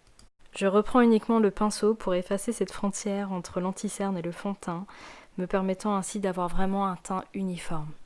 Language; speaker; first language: French; native; French